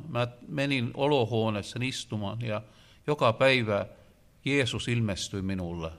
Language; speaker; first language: Finnish; non-native, learner; Russian